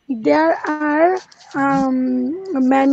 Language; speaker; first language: English; non-native, learner; Bangla